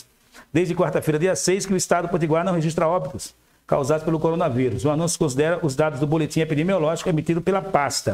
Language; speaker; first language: Portuguese; native; Portuguese